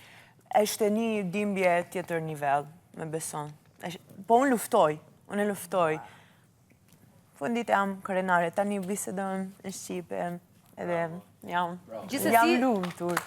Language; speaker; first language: Albanian; non-native, learner; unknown